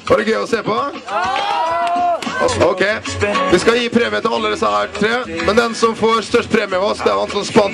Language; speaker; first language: Norwegian; native; Norwegian